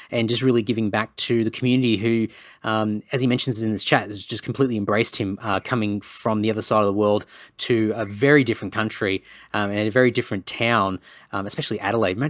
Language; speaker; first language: English; native; English